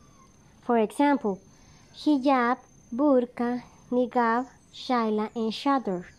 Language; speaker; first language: English; non-native, learner; Spanish